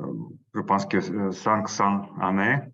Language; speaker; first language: French; non-native, learner; Russian